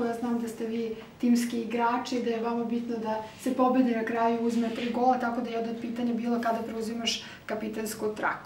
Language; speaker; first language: Serbian; native; Serbian